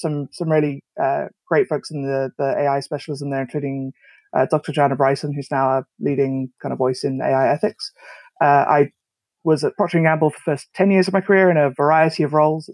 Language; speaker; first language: English; native; English